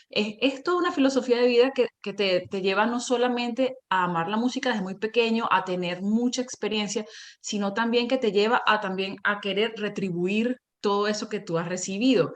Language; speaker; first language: Spanish; native; Spanish